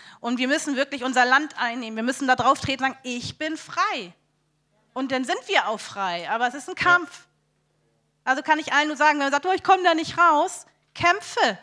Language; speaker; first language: German; native; German